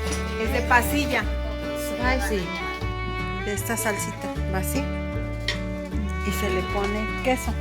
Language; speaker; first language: Spanish; native; Spanish